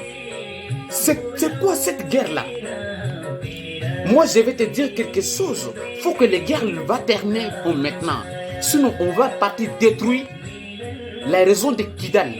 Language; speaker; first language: French; non-native, local second language; Bambara